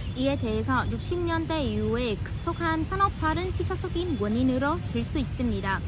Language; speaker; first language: Korean; non-native, fluent; Vietnamese